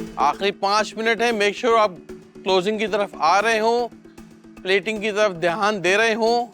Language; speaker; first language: Urdu; native; Urdu